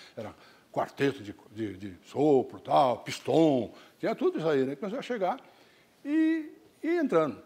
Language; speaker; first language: Portuguese; native; Portuguese